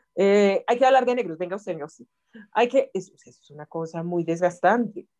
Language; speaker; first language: Spanish; native; Spanish